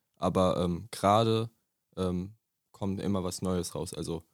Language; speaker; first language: German; native; German